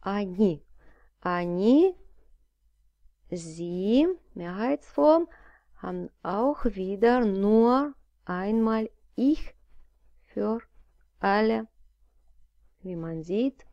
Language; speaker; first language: German; non-native, fluent; Russian